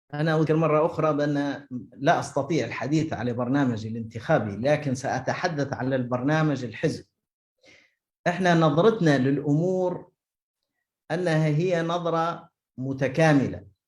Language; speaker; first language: Arabic; native; Arabic